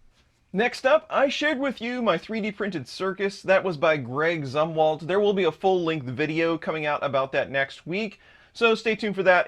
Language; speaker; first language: English; native; English